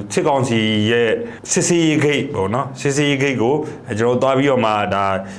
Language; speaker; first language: Burmese; native; Burmese